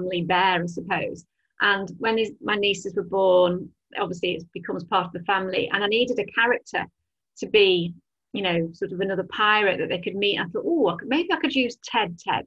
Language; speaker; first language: English; native; English